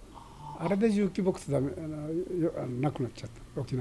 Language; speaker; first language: Japanese; native; Japanese